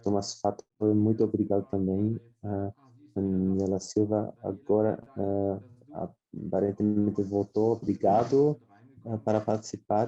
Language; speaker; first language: Portuguese; non-native, fluent; German